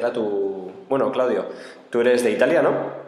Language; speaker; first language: Spanish; native; Spanish